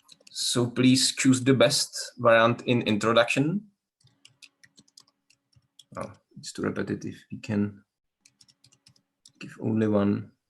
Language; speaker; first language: English; non-native, learner; Czech